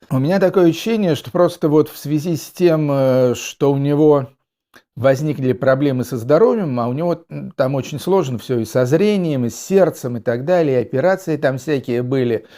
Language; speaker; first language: Russian; native; Russian